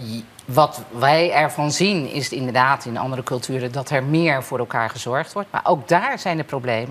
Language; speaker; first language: Dutch; native; Dutch